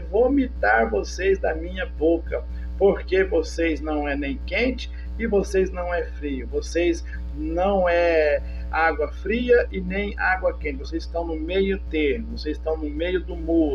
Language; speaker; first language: Portuguese; native; Portuguese